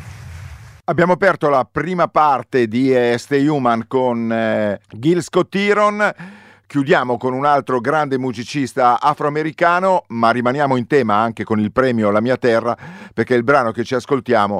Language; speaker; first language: Italian; native; Italian